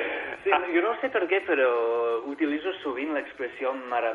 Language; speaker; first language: Catalan; non-native, fluent; English